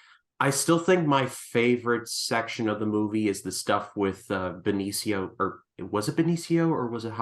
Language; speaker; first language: English; native; English